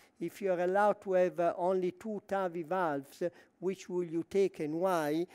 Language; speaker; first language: English; non-native, fluent; Italian